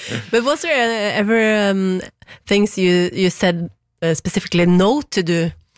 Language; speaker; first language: English; non-native, fluent; Norwegian